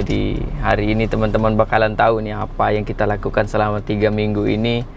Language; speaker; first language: Indonesian; native; Indonesian